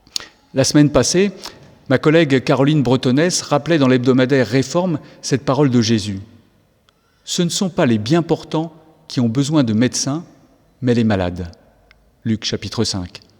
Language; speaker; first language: French; native; French